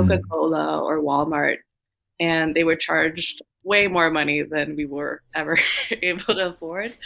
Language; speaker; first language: English; non-native, fluent; Danish